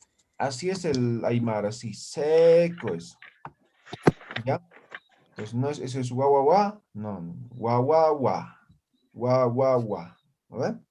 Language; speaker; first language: Spanish; non-native, local second language; Aymara